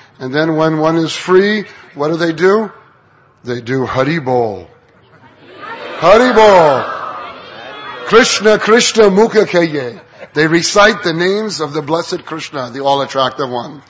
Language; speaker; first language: English; native; English